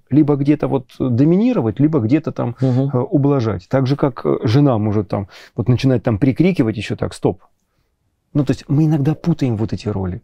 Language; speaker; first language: Russian; native; Russian